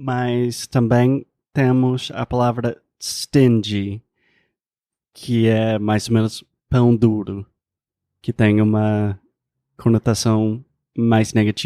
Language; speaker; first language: Portuguese; non-native, fluent; English